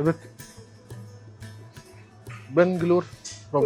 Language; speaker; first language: Turkish; non-native, learner; Urdu